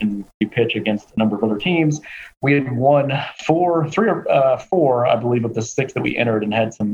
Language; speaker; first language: English; native; English